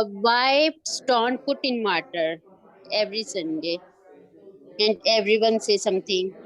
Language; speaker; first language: English; non-native, learner; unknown